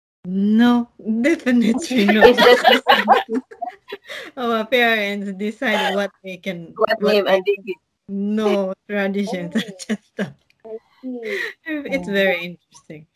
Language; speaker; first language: English; non-native, learner; Japanese